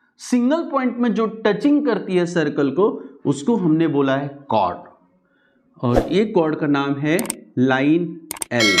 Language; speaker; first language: Hindi; non-native, local second language; Marathi